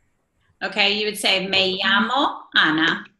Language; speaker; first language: Spanish; non-native, fluent; English